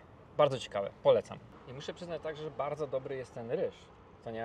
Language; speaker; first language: Polish; native; Polish